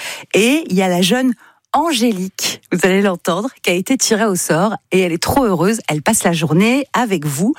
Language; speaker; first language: French; native; French